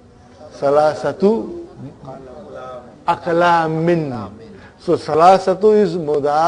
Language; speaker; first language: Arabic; non-native, fluent; Urdu